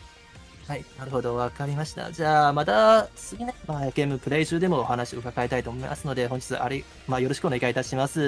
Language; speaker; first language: Japanese; native; Japanese